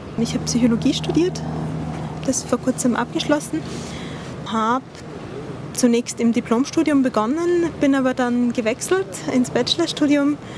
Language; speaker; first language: German; early bilingual, other home language; Arabic